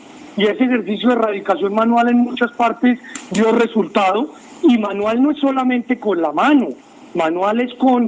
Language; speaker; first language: Spanish; native; Spanish